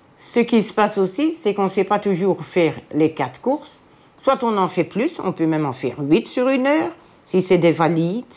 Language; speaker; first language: French; native; French